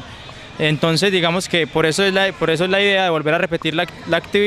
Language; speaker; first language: Spanish; native; Spanish